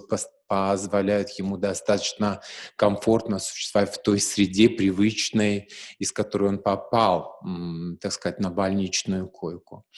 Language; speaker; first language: Russian; native; Russian